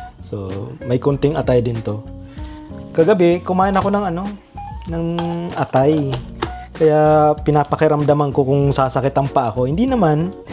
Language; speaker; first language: Filipino; non-native, local second language; Bikol